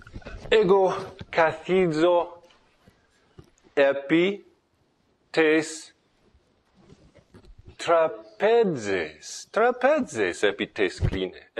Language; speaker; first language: Greek; non-native, fluent; English